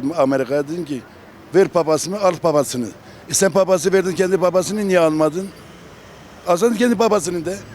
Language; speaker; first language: Turkish; non-native, local second language; Kurdish